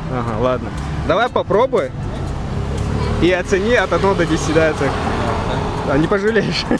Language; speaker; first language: Russian; non-native, local second language; Chechen